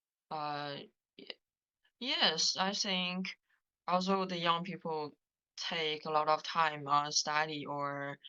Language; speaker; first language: English; non-native, learner; Chinese